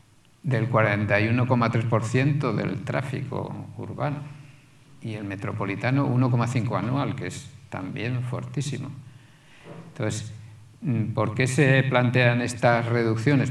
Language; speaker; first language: Spanish; native; Spanish